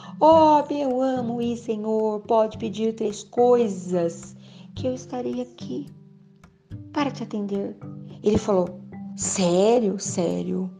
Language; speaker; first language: Portuguese; native; Portuguese